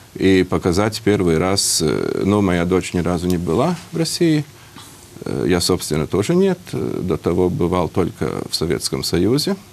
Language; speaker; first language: Russian; non-native, local second language; Latvian